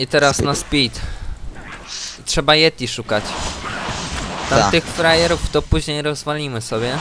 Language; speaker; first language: Polish; native; Polish